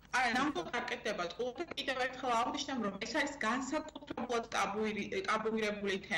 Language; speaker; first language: Georgian; native; Georgian